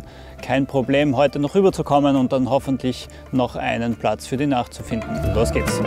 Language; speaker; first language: German; native; German